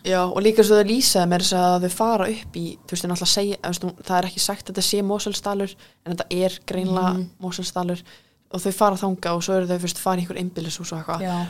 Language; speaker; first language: Icelandic; early bilingual, heritage; Icelandic